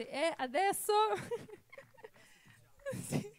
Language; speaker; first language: Italian; non-native, learner; Russian